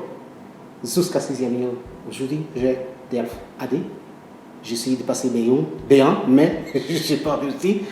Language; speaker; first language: French; non-native, learner; Portuguese